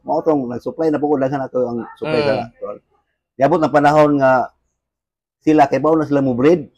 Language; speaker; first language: Cebuano; native; Cebuano